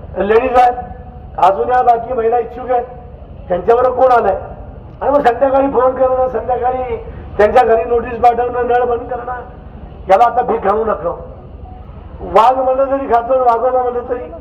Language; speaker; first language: Marathi; native; Marathi